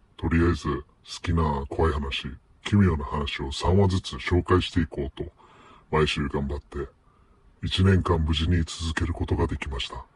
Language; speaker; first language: Japanese; non-native, fluent; English